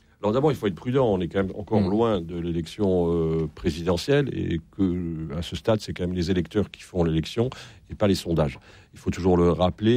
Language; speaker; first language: French; native; French